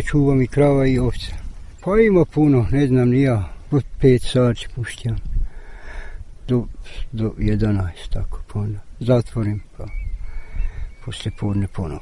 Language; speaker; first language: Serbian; non-native, local second language; Hungarian